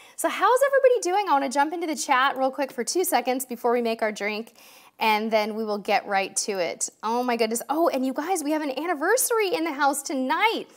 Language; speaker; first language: English; native; English